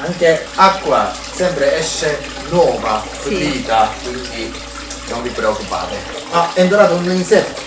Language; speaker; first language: Italian; non-native, learner; Japanese